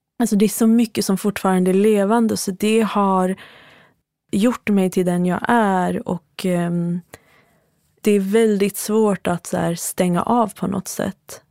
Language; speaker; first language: Swedish; early bilingual, other home language; Central Kurdish